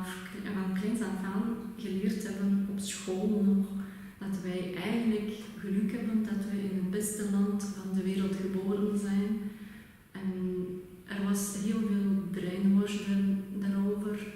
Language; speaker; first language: Dutch; non-native, fluent; Russian